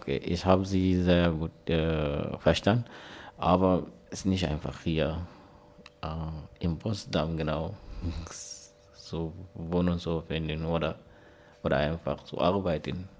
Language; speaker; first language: German; non-native, learner; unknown